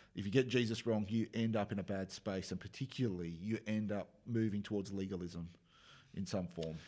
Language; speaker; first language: English; native; English